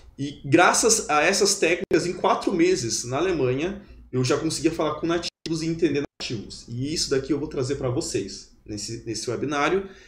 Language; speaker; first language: Portuguese; native; Portuguese